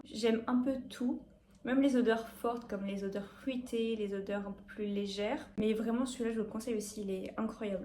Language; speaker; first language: French; native; French